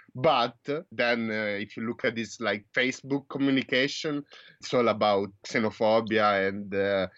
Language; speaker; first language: English; non-native, fluent; Italian